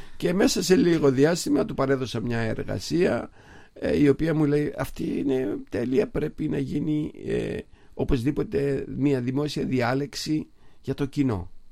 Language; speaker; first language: Greek; non-native, local second language; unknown